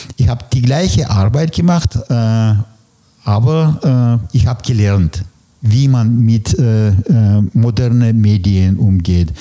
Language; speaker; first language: German; non-native, fluent; Russian